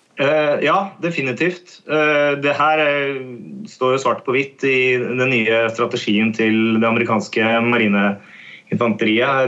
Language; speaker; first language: Norwegian; native; Norwegian